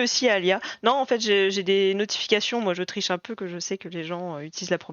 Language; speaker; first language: French; native; French